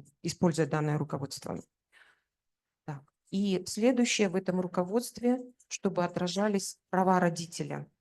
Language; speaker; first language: Russian; native; Russian